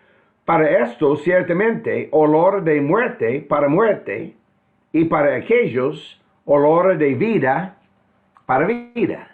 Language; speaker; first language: Spanish; non-native, fluent; English